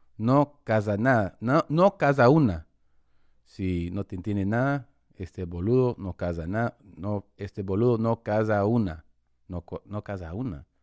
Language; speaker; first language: Spanish; early bilingual, heritage; Spanish